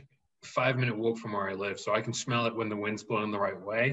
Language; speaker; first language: English; native; English